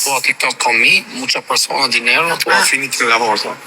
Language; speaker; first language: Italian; non-native, learner; Albanian